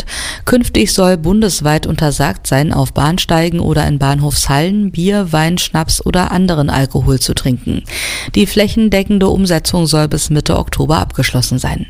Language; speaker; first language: German; native; German